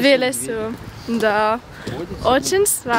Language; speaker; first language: Russian; non-native, learner; English